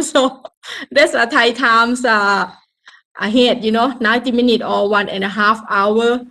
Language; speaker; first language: English; non-native, learner; Thai